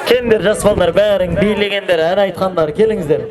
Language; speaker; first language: Kazakh; native; Kazakh